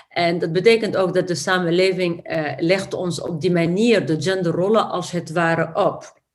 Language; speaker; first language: Dutch; non-native, fluent; Arabic